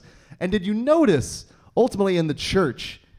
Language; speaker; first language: English; native; English